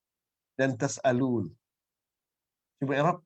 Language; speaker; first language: Arabic; non-native, fluent; Malay